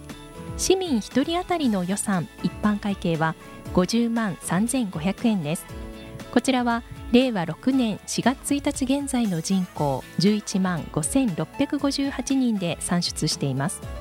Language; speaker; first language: Japanese; native; Japanese